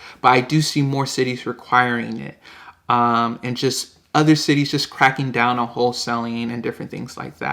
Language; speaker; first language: English; native; English